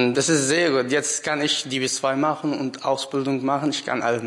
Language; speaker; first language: German; non-native, learner; Arabic